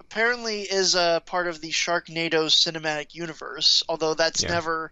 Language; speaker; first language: English; native; English